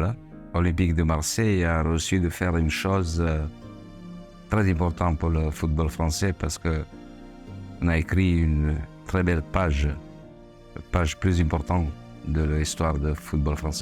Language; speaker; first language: French; non-native, fluent; Serbian